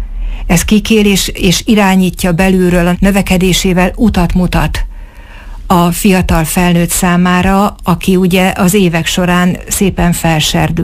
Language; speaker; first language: Hungarian; native; Hungarian